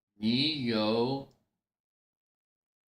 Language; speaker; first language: Chinese; non-native, learner; English